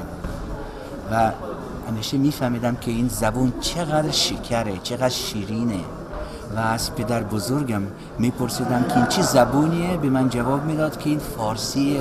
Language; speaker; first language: Persian; non-native, fluent; Russian